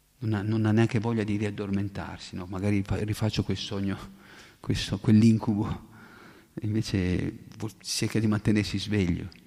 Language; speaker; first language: Italian; native; Italian